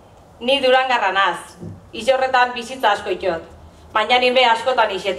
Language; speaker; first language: Basque; native; Basque